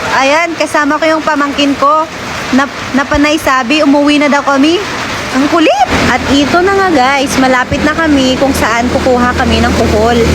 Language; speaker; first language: Filipino; non-native, local second language; Hiligaynon